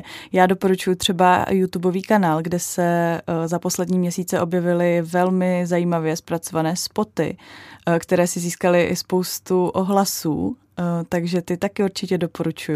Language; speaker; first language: Czech; native; Czech